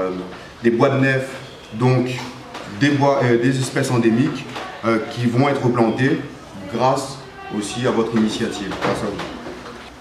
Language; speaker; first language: French; native; French